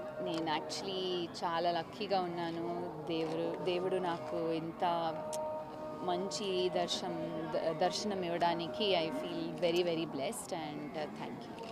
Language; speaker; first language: Telugu; non-native, learner; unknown